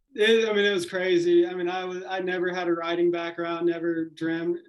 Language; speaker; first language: English; native; English